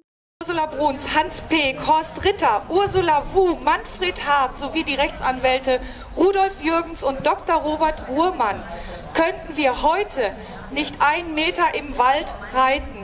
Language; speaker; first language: German; native; German